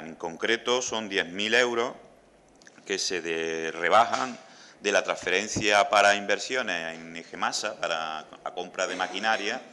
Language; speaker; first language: Spanish; native; Spanish